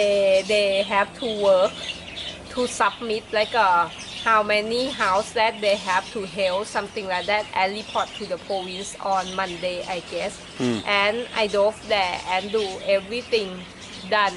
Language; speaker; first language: English; non-native, fluent; Thai